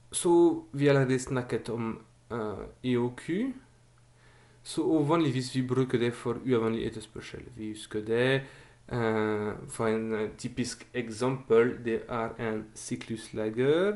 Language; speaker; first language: Norwegian; non-native, fluent; French